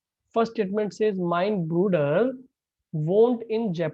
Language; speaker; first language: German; non-native, fluent; Hindi